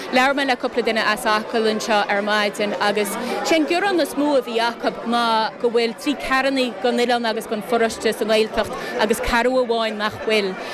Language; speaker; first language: Irish; native; Irish